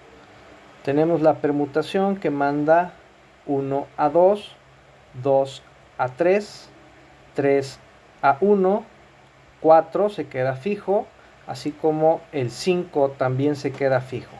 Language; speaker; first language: Spanish; native; Spanish